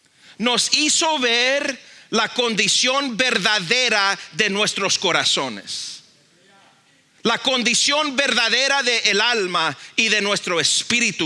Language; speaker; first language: Spanish; early bilingual, heritage; Spanish